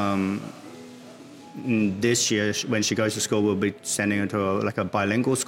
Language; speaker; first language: English; native; English